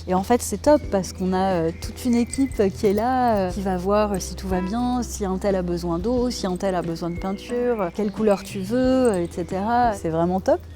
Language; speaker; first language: French; native; French